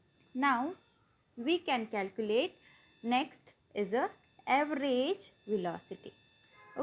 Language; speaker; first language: English; non-native, local second language; Marathi